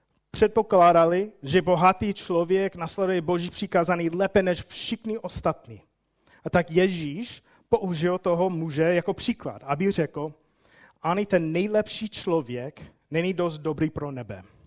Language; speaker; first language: Czech; non-native, fluent; English